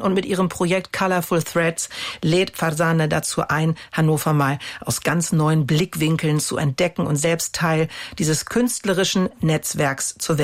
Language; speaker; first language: German; native; German